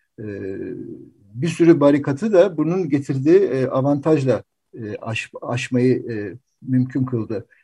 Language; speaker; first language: Turkish; native; Turkish